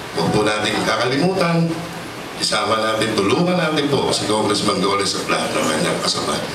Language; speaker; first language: Filipino; native; Filipino